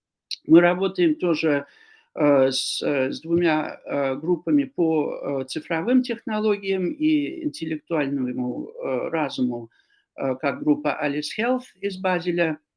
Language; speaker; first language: Russian; non-native, fluent; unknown